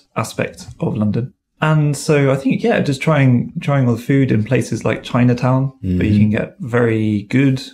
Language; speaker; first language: English; native; English